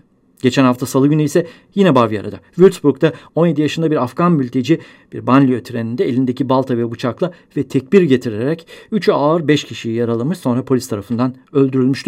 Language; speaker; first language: Turkish; native; Turkish